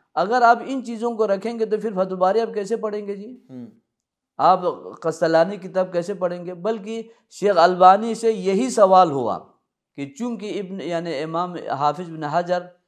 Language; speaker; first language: Urdu; early bilingual, other home language; Balti